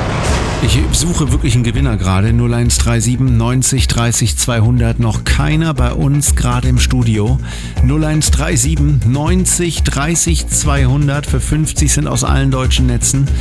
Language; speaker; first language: German; native; German